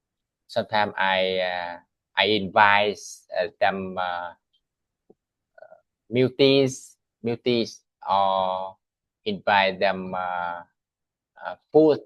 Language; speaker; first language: English; non-native, learner; Vietnamese